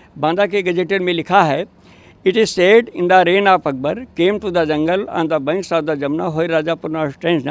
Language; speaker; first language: Hindi; native; Hindi